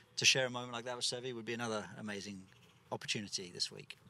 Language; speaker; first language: English; native; English